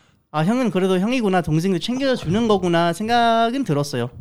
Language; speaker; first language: Korean; early bilingual, heritage; Korean